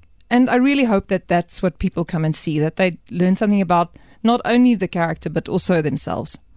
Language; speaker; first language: English; non-native, local second language; Afrikaans